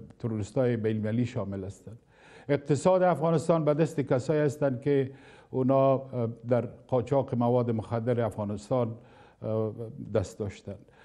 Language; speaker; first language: Persian; non-native, local second language; Pashto